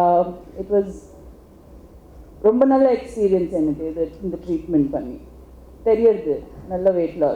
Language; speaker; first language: Tamil; non-native, local second language; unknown